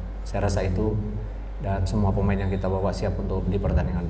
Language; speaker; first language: Indonesian; native; Indonesian